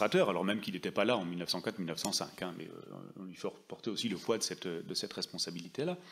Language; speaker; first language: French; native; French